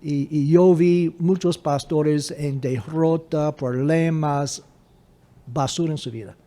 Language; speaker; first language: Spanish; non-native, fluent; English